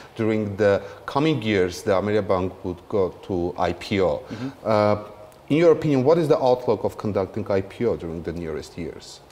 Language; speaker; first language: English; non-native, fluent; Armenian